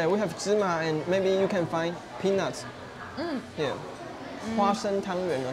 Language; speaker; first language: English; non-native, learner; Chinese